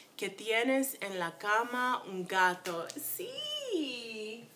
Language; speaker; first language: Spanish; non-native, learner; English